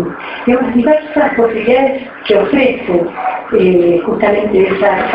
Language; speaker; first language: Spanish; native; Spanish